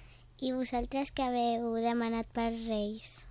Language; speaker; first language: Catalan; non-native, local second language; Spanish